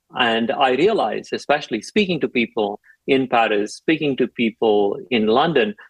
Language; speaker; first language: English; non-native, local second language; Tamil